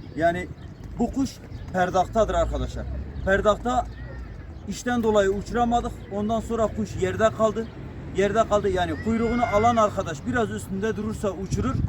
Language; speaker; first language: Turkish; native; Turkish